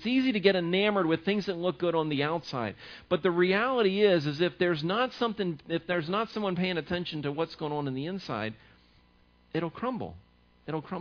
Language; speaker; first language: English; native; English